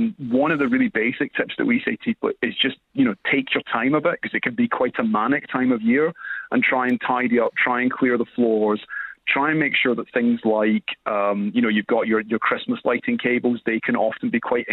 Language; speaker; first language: English; native; English